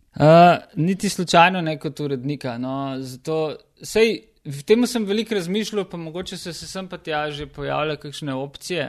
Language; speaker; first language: Slovenian; native; Slovenian